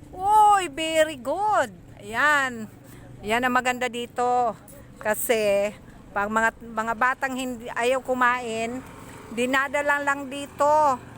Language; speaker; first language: Filipino; native; Filipino